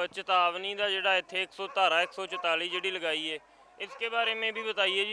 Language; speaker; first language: Hindi; non-native, local second language; Punjabi